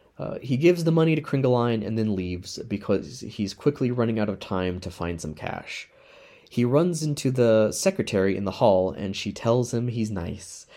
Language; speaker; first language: English; native; English